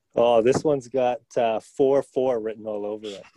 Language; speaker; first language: English; native; English